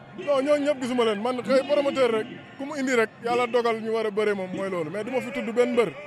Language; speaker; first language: Wolof; native; Wolof